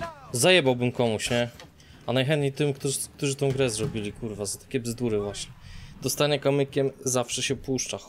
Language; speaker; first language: Polish; native; Polish